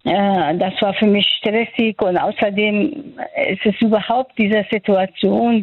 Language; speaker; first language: German; non-native, fluent; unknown